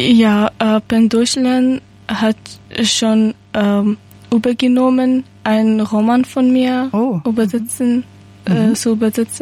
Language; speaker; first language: German; non-native, learner; Persian